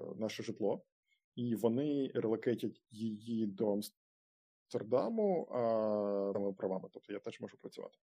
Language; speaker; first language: Ukrainian; non-native, local second language; Russian